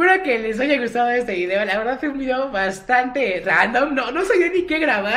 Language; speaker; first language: Spanish; native; Spanish